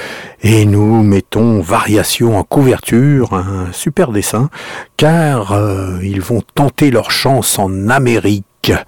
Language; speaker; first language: French; native; French